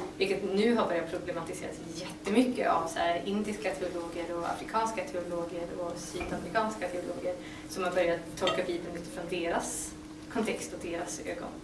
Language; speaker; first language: Swedish; native; Swedish